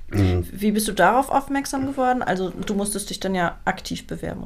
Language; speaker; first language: German; native; German